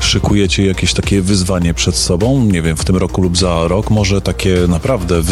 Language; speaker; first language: Polish; native; Polish